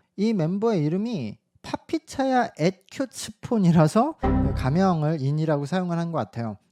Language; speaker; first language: Korean; native; Korean